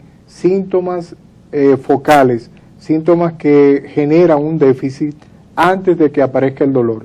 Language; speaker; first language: Spanish; native; Spanish